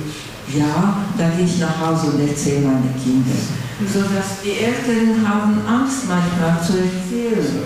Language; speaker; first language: German; non-native, fluent; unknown